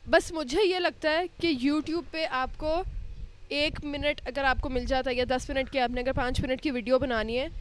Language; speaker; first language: Urdu; native; Urdu